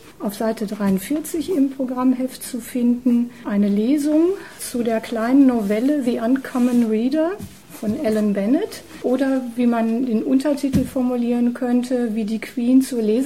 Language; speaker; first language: German; native; German